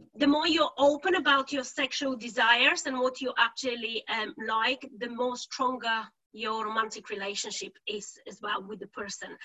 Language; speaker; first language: English; non-native, fluent; Bulgarian